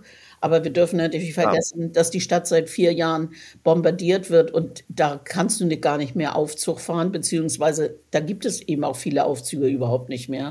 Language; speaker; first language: German; native; German